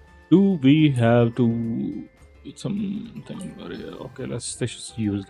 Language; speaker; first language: English; non-native, local second language; Hindi